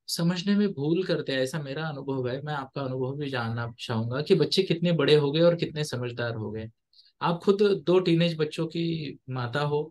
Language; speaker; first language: Hindi; non-native, local second language; Marathi